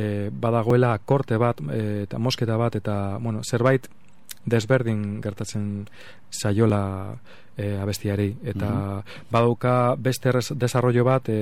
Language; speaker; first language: Basque; non-native, local second language; Spanish